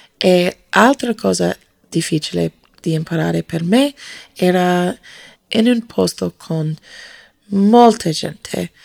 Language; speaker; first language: Italian; non-native, learner; English